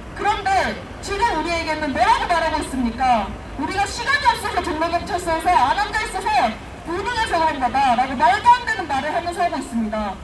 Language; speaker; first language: Korean; native; Korean